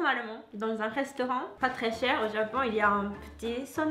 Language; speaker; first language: French; non-native, learner; Japanese